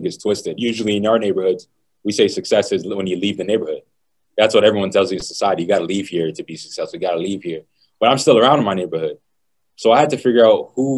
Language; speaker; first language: English; native; English